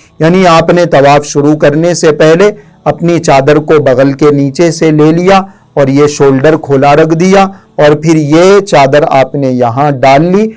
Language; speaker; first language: Urdu; native; Urdu